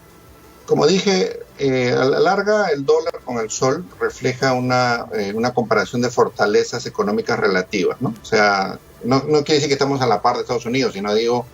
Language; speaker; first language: Spanish; native; Spanish